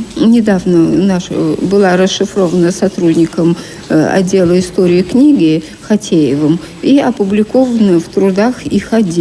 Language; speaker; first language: Russian; native; Russian